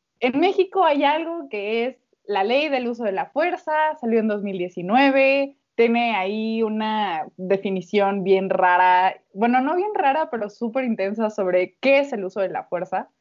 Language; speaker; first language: Spanish; native; Spanish